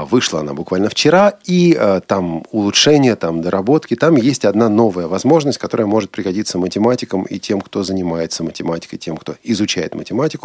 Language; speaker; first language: Russian; native; Russian